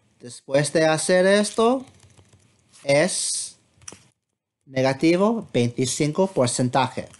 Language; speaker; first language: Spanish; non-native, fluent; English